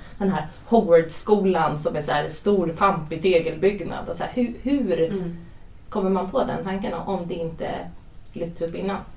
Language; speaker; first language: Swedish; native; Swedish